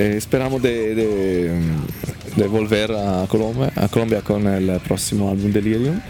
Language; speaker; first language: Spanish; non-native, learner; Italian